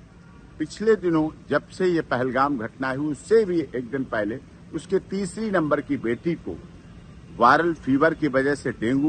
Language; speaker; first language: Hindi; native; Hindi